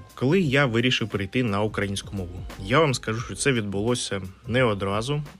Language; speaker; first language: Ukrainian; non-native, local second language; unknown